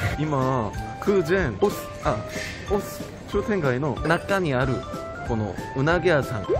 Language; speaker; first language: Japanese; non-native, fluent; Korean